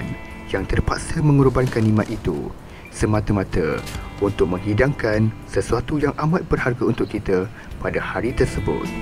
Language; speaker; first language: Malay; native; Malay